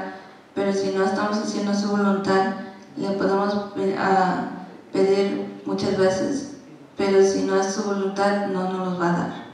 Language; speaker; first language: Spanish; non-native, learner; English